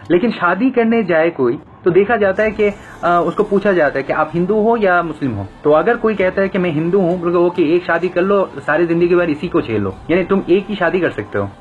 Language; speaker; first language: Hindi; non-native, fluent; Bangla